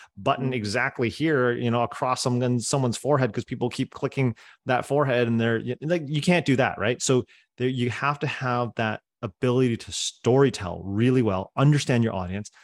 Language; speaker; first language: English; non-native, fluent; Cantonese